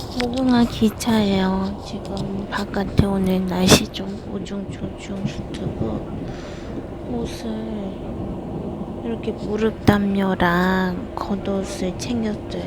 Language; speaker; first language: Korean; native; Korean